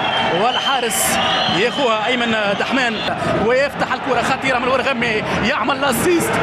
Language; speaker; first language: Arabic; native; Arabic